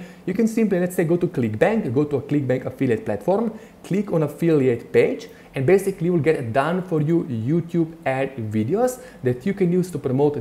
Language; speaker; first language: English; non-native, fluent; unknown